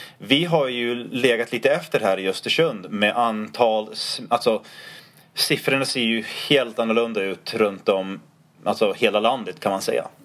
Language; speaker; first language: Swedish; non-native, fluent; English